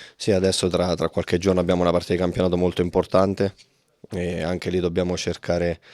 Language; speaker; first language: Italian; native; Italian